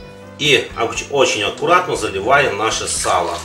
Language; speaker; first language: Russian; non-native, local second language; Ukrainian